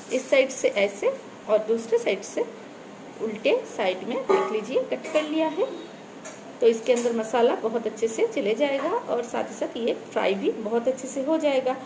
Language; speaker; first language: Hindi; non-native, local second language; Bangla